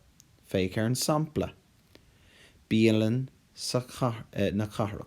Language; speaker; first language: Irish; non-native, local second language; English